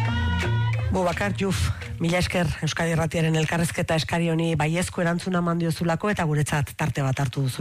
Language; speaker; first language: Basque; native; Basque